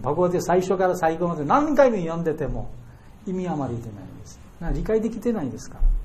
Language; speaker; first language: Japanese; non-native, fluent; Bangla